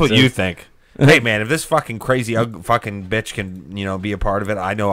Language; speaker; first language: English; native; English